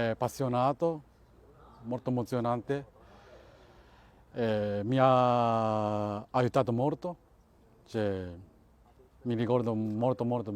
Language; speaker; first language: Italian; non-native, learner; Japanese